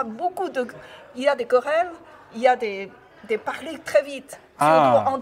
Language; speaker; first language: French; non-native, learner; Chinese